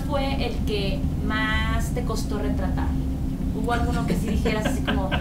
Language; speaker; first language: Spanish; native; Spanish